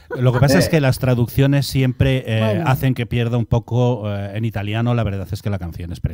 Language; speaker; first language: Spanish; native; Spanish